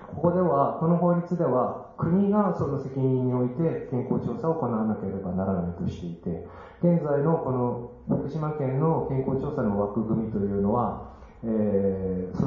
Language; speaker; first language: Japanese; native; Japanese